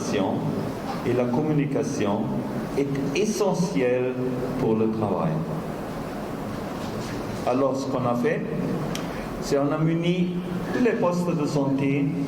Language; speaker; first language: French; non-native, fluent; German